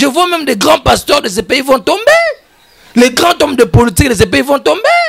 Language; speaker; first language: French; non-native, local second language; Lingala